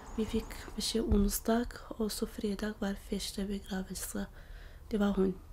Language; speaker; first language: Norwegian; non-native, learner; Kurdish